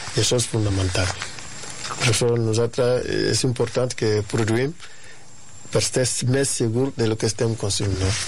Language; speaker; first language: Catalan; non-native, fluent; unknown